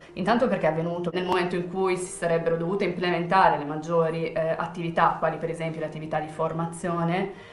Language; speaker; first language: Italian; native; Italian